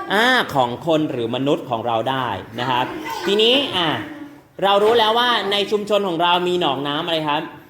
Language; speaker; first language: Thai; non-native, local second language; Northern Khmer